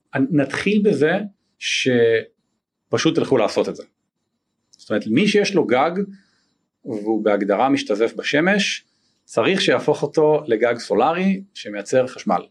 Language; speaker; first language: Hebrew; native; Hebrew